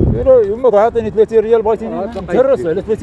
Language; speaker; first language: Arabic; native; Arabic